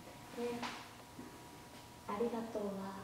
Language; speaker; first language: Japanese; non-native, fluent; Chinese